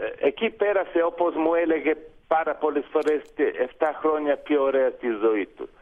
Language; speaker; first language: Greek; non-native, fluent; Italian